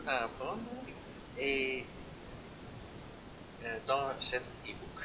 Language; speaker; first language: French; non-native, learner; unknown